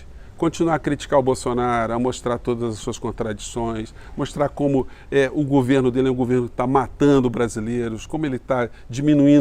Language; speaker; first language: Portuguese; native; Portuguese